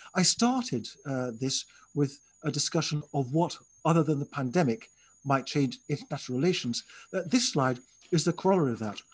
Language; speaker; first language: English; native; English